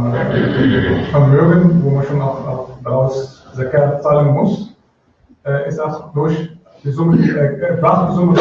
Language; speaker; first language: German; non-native, fluent; Arabic